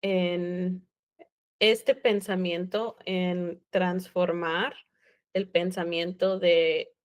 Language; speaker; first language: Spanish; native; Spanish